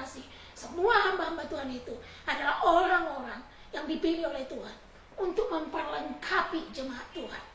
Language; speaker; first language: Indonesian; native; Indonesian